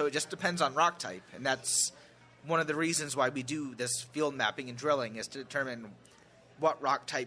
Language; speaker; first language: English; native; English